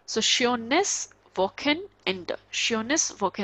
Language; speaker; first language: German; non-native, fluent; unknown